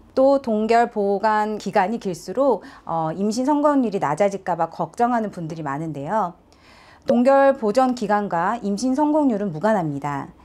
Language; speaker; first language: Korean; native; Korean